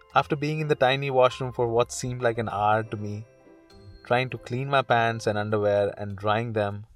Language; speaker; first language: English; non-native, local second language; Hindi